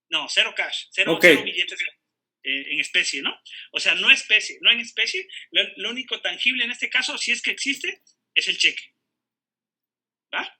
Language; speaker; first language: Spanish; native; Spanish